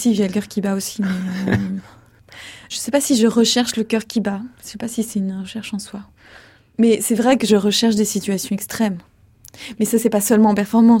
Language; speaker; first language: French; native; French